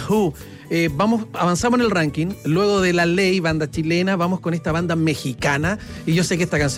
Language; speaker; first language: Spanish; native; Spanish